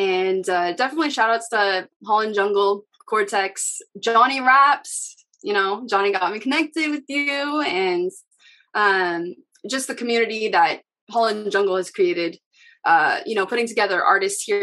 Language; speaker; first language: English; native; English